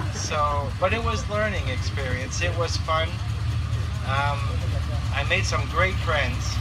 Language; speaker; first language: English; early bilingual, other home language; French